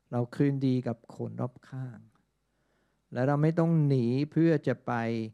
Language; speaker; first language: Thai; non-native, fluent; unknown